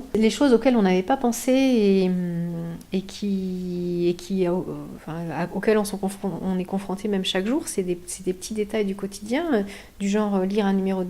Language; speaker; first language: French; native; French